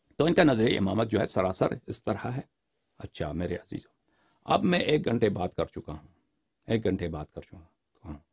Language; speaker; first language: Urdu; non-native, fluent; Persian